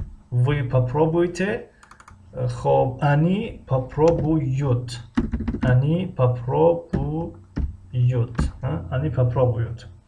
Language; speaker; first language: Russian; non-native, local second language; Tajik